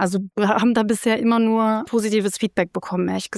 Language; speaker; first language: German; native; German